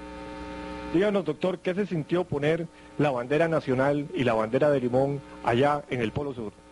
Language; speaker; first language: Spanish; native; Spanish